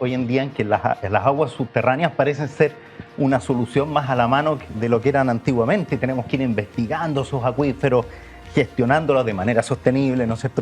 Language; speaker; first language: Spanish; native; Spanish